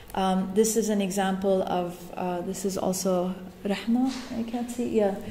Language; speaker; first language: English; non-native, local second language; Arabic